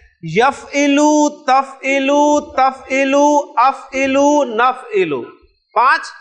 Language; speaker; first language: Arabic; non-native, fluent; Urdu